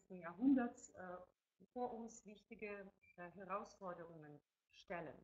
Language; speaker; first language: German; non-native, fluent; Ukrainian